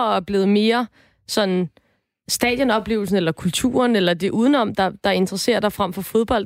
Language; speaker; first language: Danish; native; Danish